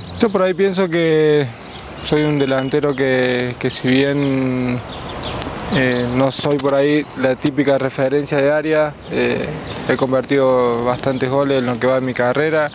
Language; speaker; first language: Spanish; native; Spanish